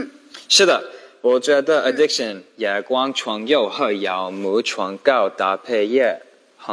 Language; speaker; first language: Chinese; non-native, learner; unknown